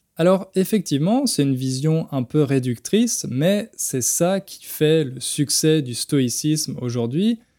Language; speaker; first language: French; native; French